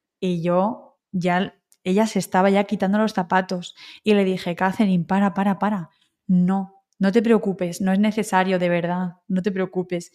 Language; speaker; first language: Spanish; native; Spanish